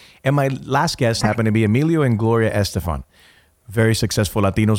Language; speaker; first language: English; early bilingual, other home language; Spanish